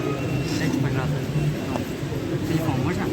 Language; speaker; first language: Russian; non-native, local second language; Uzbek